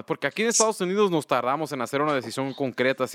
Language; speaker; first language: Spanish; early bilingual, heritage; Spanish